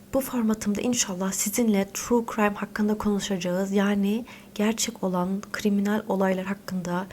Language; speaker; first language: Turkish; early bilingual, other home language; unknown